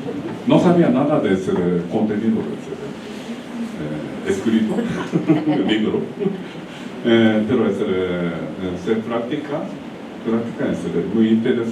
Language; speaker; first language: Spanish; non-native, learner; Japanese